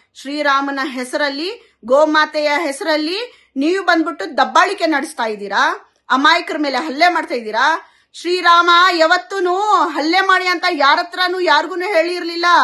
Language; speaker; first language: Kannada; non-native, local second language; Urdu